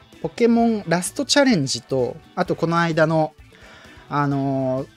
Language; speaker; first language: Japanese; native; Japanese